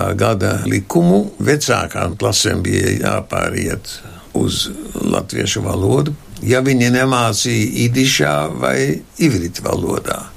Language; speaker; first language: Latvian; non-native, local second language; German